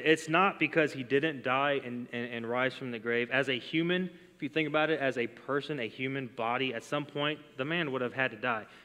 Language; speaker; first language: English; native; English